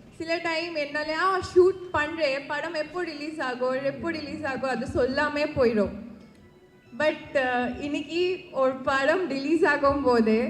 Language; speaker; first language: Tamil; non-native, learner; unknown